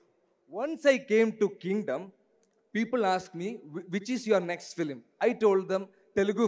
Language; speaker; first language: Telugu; non-native, learner; Malayalam